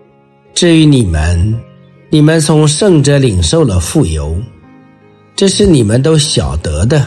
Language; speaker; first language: Chinese; native; Chinese